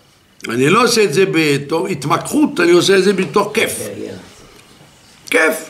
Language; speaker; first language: Hebrew; non-native, fluent; French